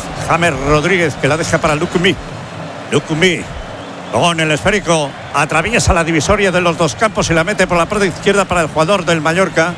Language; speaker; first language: Spanish; native; Spanish